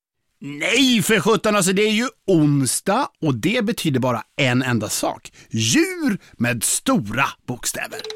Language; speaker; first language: Swedish; native; Swedish